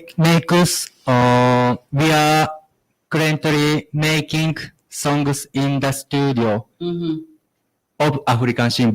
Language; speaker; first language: English; non-native, learner; Japanese